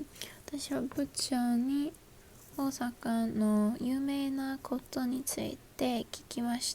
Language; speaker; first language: Japanese; non-native, learner; English